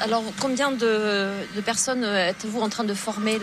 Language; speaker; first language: French; native; French